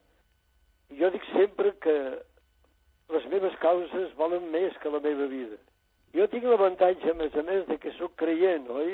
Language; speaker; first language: Catalan; native; Catalan